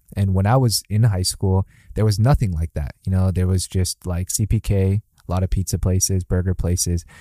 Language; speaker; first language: English; native; English